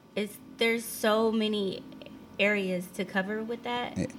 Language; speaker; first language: English; native; English